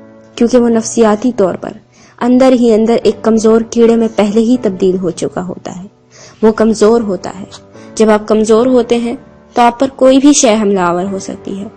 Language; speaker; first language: Urdu; native; Urdu